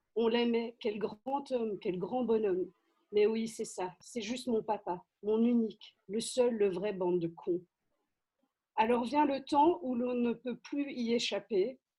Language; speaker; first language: French; native; French